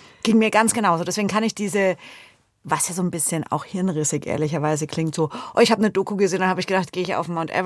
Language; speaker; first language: German; native; German